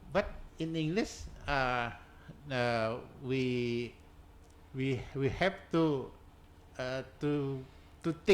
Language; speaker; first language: English; non-native, learner; Indonesian